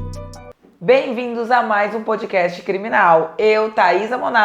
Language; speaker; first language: Portuguese; native; Portuguese